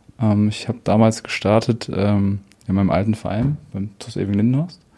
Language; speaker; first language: German; native; German